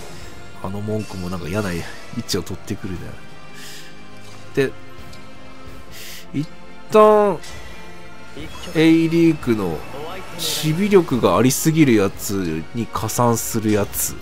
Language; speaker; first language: Japanese; native; Japanese